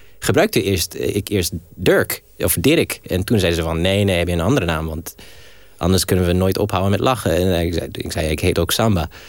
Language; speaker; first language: Dutch; early bilingual, heritage; Dutch